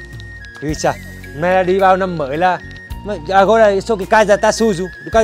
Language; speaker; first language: Portuguese; non-native, learner; Vietnamese